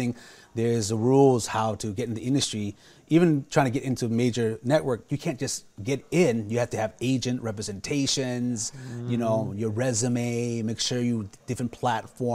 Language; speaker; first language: English; non-native, fluent; Lao